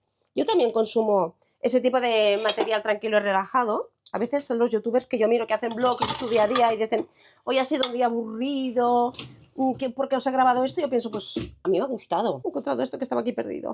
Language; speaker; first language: Spanish; native; Spanish